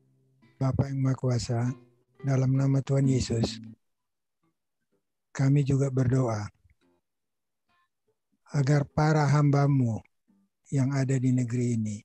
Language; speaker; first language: Indonesian; native; Indonesian